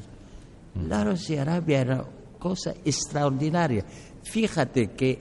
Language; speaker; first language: Spanish; non-native, learner; Arabic